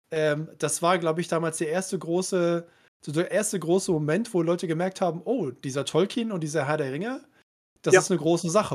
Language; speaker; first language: German; native; German